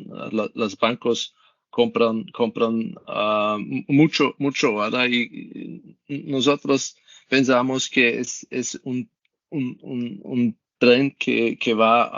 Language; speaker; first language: Spanish; non-native, learner; German